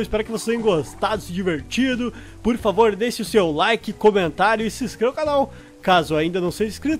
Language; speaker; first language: Portuguese; native; Portuguese